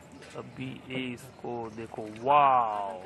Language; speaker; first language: Hindi; native; Hindi